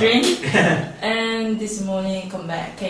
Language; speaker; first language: English; non-native, learner; Korean